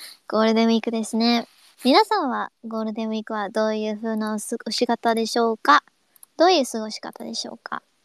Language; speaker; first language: Japanese; early bilingual, other home language; English